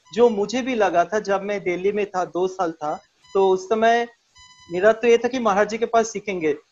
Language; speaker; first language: Hindi; non-native, local second language; Bangla